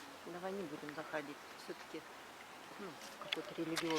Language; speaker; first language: Russian; native; Russian